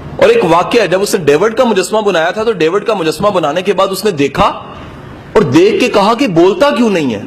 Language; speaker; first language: Urdu; non-native, local second language; Punjabi